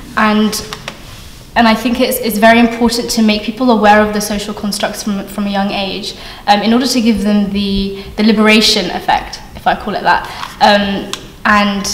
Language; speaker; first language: English; native; English